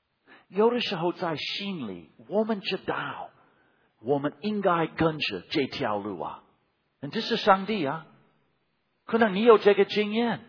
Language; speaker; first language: Chinese; non-native, fluent; English